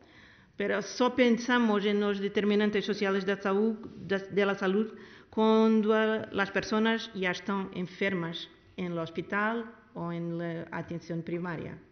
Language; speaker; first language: Spanish; non-native, learner; Portuguese